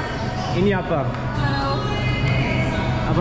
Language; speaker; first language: Indonesian; non-native, learner; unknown